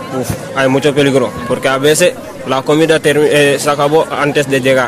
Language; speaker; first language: Spanish; non-native, learner; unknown